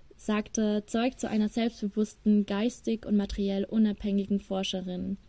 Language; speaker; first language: German; native; German